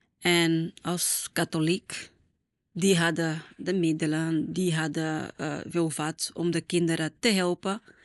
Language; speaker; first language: Dutch; non-native, fluent; Portuguese